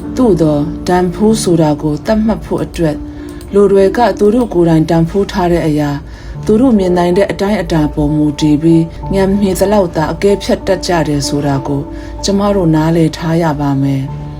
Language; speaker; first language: Burmese; non-native, local second language; Hakha Chin